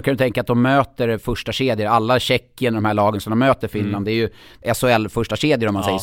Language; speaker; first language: Swedish; native; Swedish